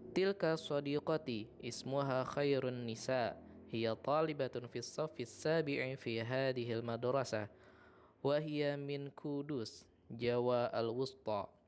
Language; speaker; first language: Arabic; non-native, fluent; Indonesian